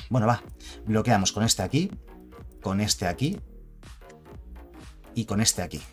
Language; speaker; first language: Spanish; native; Spanish